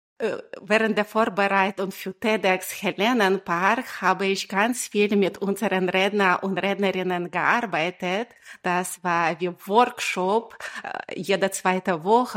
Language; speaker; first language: German; non-native, fluent; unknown